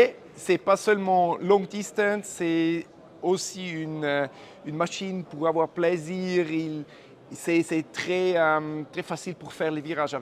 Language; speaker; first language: French; non-native, fluent; German